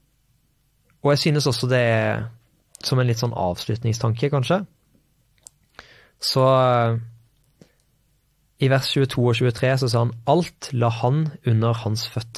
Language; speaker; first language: Norwegian; native; Norwegian